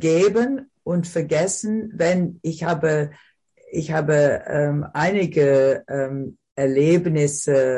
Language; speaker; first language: German; non-native, learner; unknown